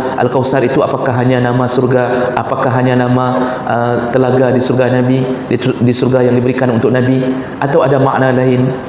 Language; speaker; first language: Malay; non-native, local second language; Achinese